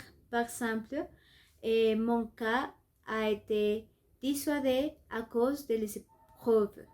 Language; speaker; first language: French; non-native, learner; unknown